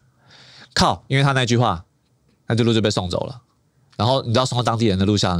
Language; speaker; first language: Chinese; native; Chinese